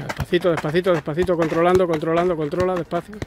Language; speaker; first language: Spanish; native; Spanish